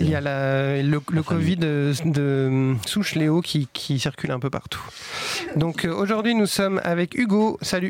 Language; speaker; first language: French; native; French